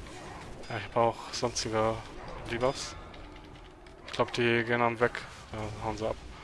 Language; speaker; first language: German; native; German